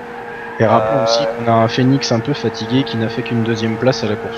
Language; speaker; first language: French; native; French